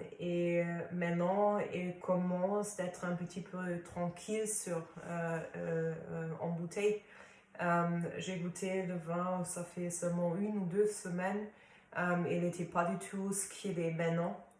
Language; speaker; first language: French; non-native, fluent; German